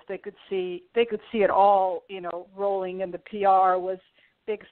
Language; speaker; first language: English; early bilingual, other home language; Portuguese